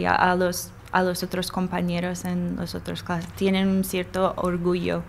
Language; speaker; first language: Spanish; non-native, fluent; English